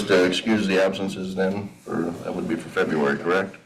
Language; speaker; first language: English; native; English